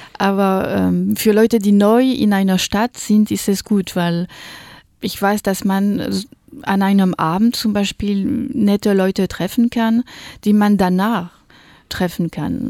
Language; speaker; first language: German; non-native, fluent; French